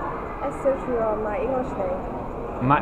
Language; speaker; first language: English; non-native, learner; Chinese